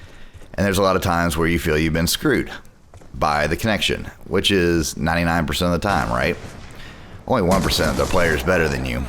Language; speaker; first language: English; native; English